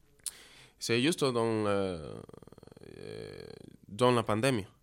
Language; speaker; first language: French; non-native, learner; Spanish